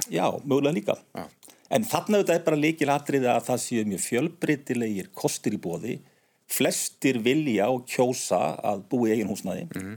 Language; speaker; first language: Icelandic; native; Icelandic